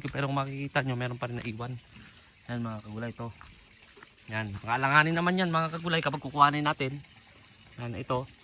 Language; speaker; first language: Filipino; native; Filipino